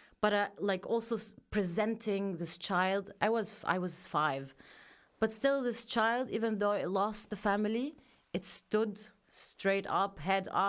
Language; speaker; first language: English; non-native, fluent; German